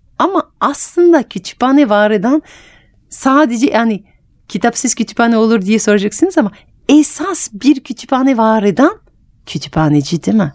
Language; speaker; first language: Turkish; non-native, fluent; French